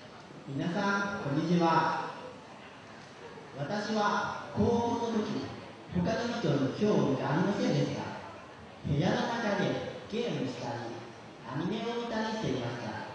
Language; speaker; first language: Japanese; non-native, learner; Lao